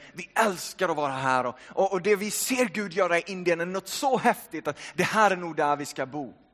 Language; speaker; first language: Swedish; early bilingual, other home language; Finnish